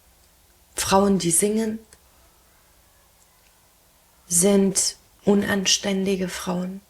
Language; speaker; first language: German; early bilingual, heritage; German